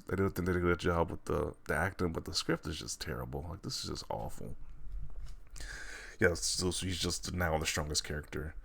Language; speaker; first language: English; native; English